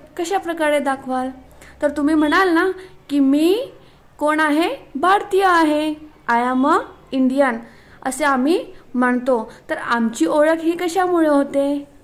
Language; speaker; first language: Marathi; non-native, local second language; Urdu